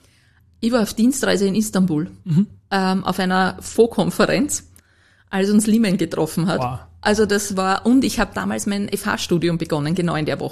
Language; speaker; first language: German; native; German